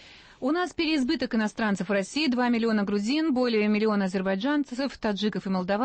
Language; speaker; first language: Russian; native; Russian